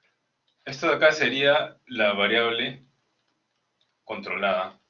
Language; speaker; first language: Spanish; native; Spanish